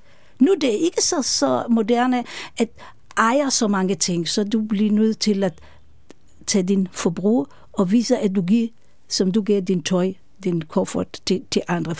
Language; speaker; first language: Danish; non-native, fluent; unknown